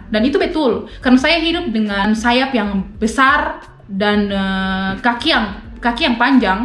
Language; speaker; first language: Indonesian; non-native, local second language; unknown